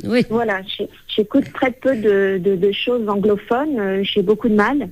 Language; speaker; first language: French; native; French